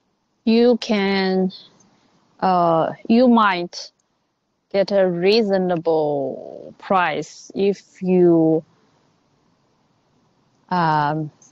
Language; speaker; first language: English; non-native, learner; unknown